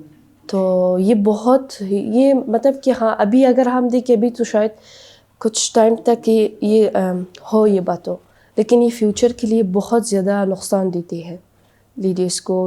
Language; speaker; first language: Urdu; non-native, learner; Persian